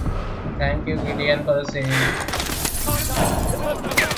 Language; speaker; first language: English; non-native, learner; Hindi